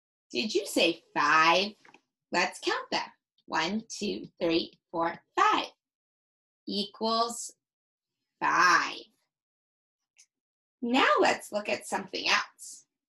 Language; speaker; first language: English; native; English